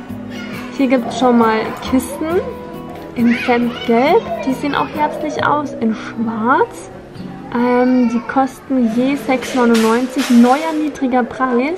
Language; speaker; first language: German; native; German